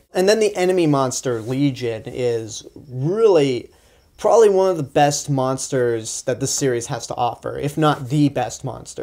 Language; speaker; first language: English; native; English